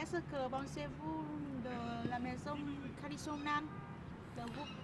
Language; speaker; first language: French; non-native, learner; Vietnamese